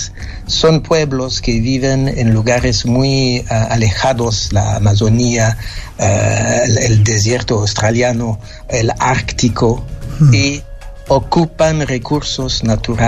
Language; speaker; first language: Spanish; non-native, fluent; French